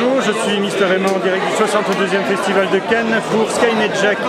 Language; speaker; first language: French; native; French